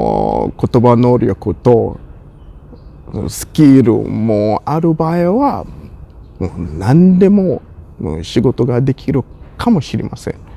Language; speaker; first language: Japanese; non-native, fluent; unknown